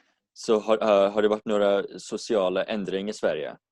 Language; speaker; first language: Swedish; non-native, learner; English